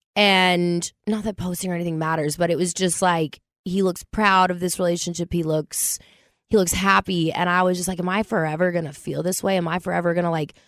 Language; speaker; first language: English; native; English